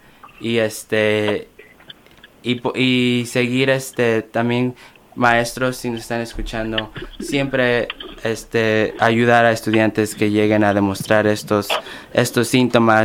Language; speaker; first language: Spanish; early bilingual, other home language; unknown